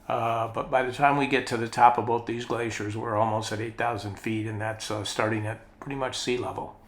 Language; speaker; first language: English; native; English